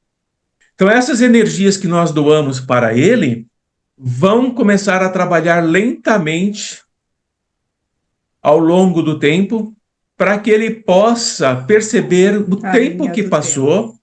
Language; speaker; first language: Portuguese; native; Portuguese